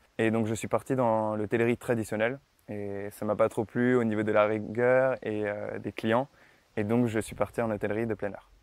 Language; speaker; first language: French; native; French